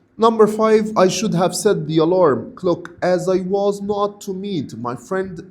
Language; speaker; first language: English; non-native, fluent; Arabic